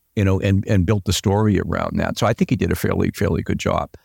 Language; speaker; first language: English; native; English